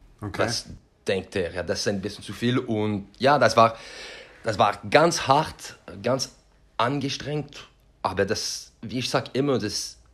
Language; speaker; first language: German; non-native, learner; French